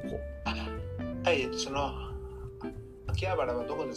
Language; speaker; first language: Japanese; non-native, learner; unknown